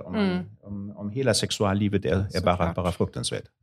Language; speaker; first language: Swedish; non-native, fluent; German